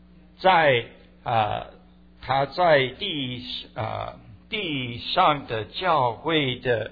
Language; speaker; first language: Chinese; early bilingual, heritage; Chinese